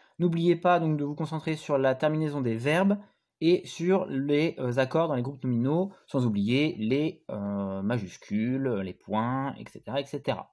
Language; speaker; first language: French; native; French